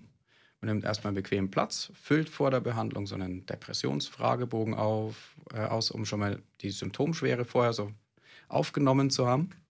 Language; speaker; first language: German; native; German